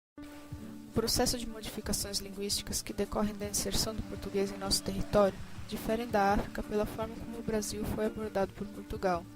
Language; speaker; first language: Portuguese; native; Portuguese